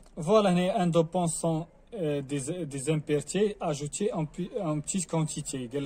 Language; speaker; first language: French; non-native, local second language; Arabic